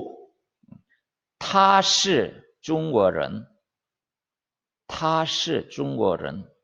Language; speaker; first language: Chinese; non-native, fluent; Korean